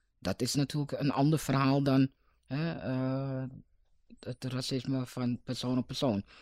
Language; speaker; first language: Dutch; native; Dutch